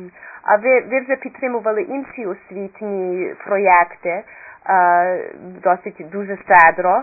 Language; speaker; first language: Ukrainian; early bilingual, heritage; Ukrainian